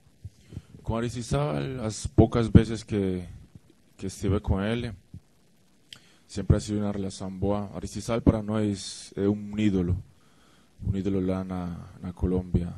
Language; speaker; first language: Portuguese; non-native, fluent; Spanish